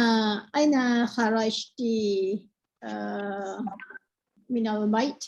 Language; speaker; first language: Arabic; non-native, learner; Malay